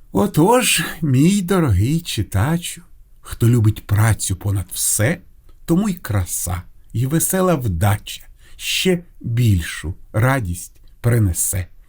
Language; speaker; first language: Ukrainian; non-native, local second language; Russian